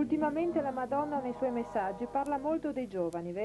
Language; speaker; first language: Italian; native; Italian